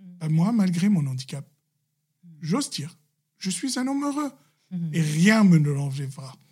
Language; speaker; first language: French; non-native, local second language; Arabic